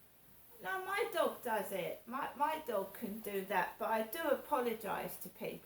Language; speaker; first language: English; native; English